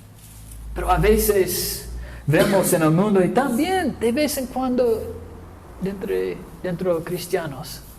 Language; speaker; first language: Spanish; non-native, fluent; English